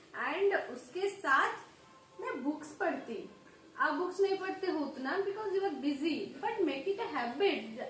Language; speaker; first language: Hindi; non-native, local second language; Odia